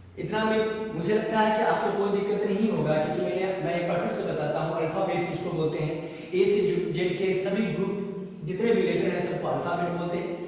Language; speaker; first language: Hindi; native; Hindi